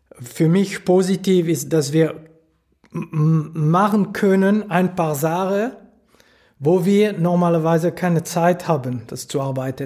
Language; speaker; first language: German; non-native, local second language; French